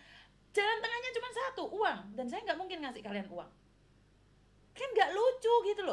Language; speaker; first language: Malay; non-native, local second language; Javanese